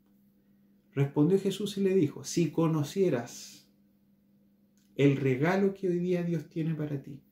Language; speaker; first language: Spanish; native; Spanish